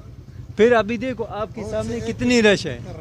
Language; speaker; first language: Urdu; non-native, local second language; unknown